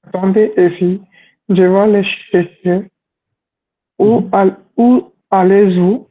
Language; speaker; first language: French; non-native, learner; Hindi